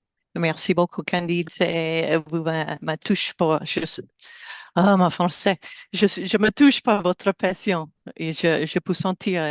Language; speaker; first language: French; non-native, learner; English